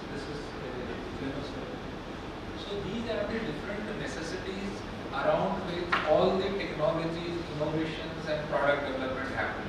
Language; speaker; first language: English; non-native, local second language; Hindi